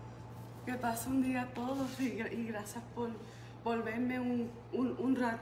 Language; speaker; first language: Spanish; early bilingual, heritage; Spanish